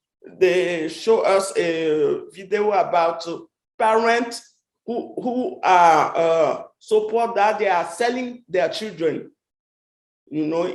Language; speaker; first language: English; non-native, fluent; French